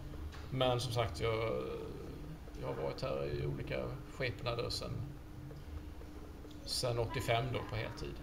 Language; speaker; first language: Swedish; native; Swedish